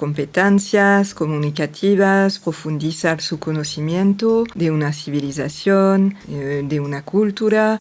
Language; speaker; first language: Spanish; non-native, fluent; French